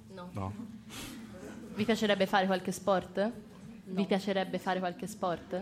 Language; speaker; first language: Italian; native; Italian